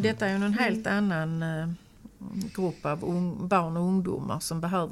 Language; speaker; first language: Swedish; native; Swedish